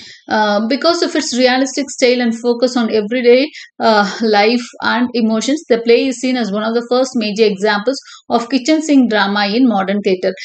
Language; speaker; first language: English; non-native, local second language; Tamil